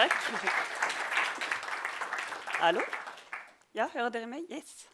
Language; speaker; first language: Norwegian; non-native, fluent; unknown